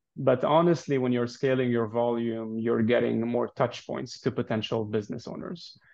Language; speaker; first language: English; non-native, fluent; Arabic